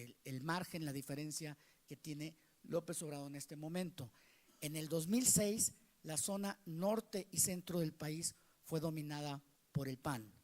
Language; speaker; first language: Spanish; native; Spanish